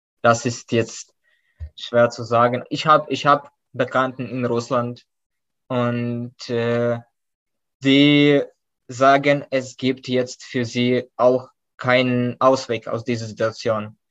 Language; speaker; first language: German; non-native, fluent; Ukrainian